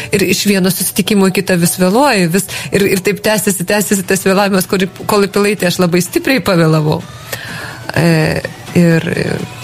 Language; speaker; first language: Lithuanian; native; Lithuanian